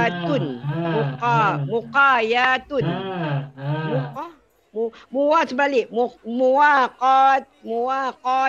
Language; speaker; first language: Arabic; non-native, learner; Malay